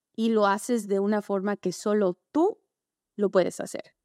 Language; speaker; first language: Spanish; early bilingual, heritage; Spanish